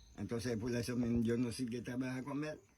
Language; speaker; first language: Spanish; non-native, learner; Haitian Creole